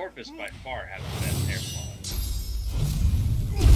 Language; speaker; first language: English; native; English